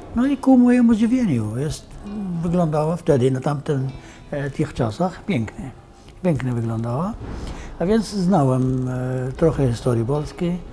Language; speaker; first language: Polish; non-native, fluent; Arabic